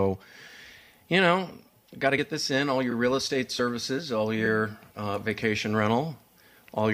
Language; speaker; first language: English; native; English